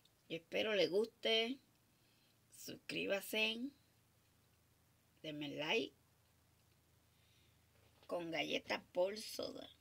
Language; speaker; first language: Spanish; native; Spanish